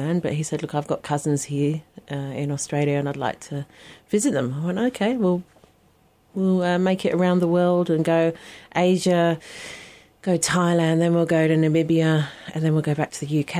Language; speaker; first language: English; native; English